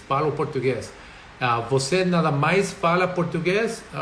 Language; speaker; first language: Portuguese; non-native, learner; English